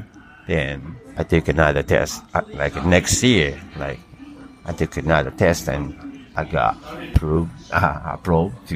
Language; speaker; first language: English; non-native, fluent; Japanese